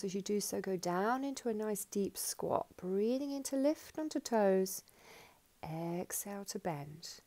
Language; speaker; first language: English; native; English